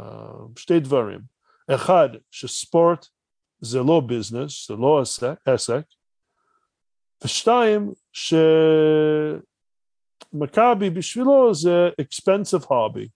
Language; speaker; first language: Hebrew; non-native, fluent; English